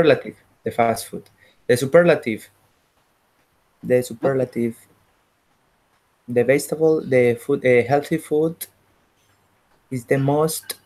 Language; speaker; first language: English; non-native, learner; Spanish